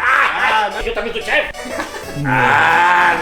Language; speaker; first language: Spanish; native; Spanish